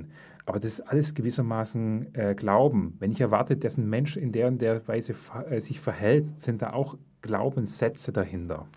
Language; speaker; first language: German; native; German